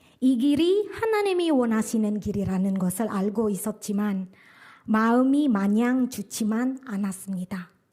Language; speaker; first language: Korean; non-native, fluent; Indonesian